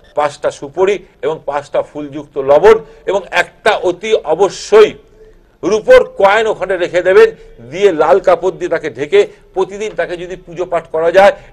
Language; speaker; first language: Bangla; native; Bangla